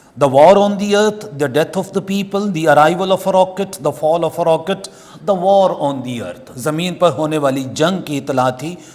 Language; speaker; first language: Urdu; non-native, local second language; Punjabi